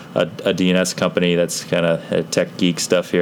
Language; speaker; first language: English; native; English